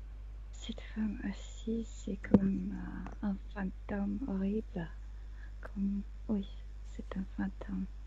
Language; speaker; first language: French; non-native, fluent; Spanish